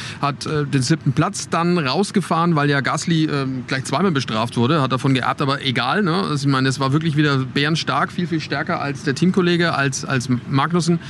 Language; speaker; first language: German; native; German